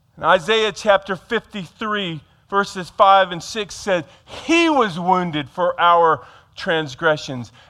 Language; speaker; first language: English; native; English